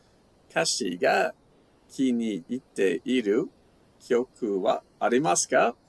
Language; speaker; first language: Japanese; non-native, learner; English